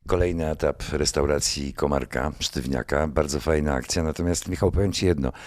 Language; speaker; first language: Polish; native; Polish